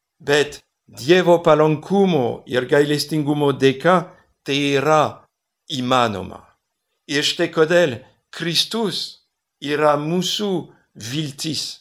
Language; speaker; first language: Lithuanian; non-native, fluent; French